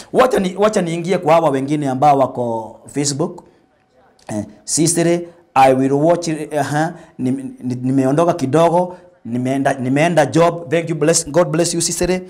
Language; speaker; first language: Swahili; non-native, local second language; Meru